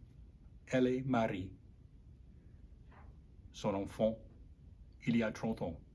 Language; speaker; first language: French; non-native, learner; English